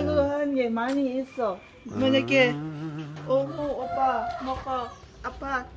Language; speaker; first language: Korean; non-native, learner; Lao